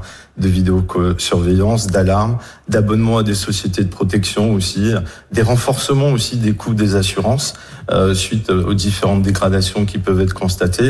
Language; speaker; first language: French; native; French